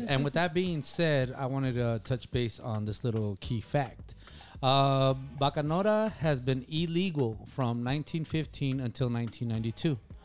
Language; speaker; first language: English; early bilingual, other home language; Spanish